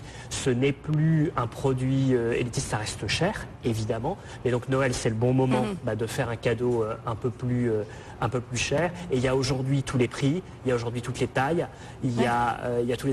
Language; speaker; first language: French; native; French